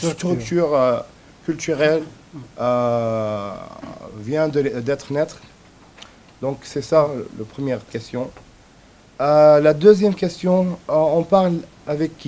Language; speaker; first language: French; non-native, fluent; Arabic